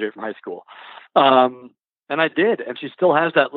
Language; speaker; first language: English; native; English